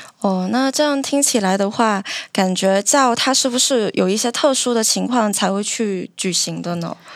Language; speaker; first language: Chinese; non-native, local second language; Cantonese